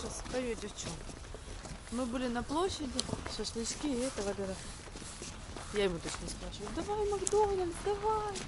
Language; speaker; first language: Russian; native; Russian